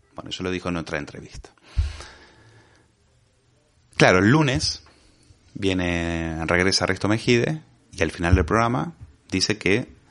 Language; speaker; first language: Spanish; native; Spanish